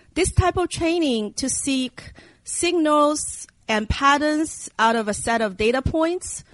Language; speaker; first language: English; non-native, fluent; Chinese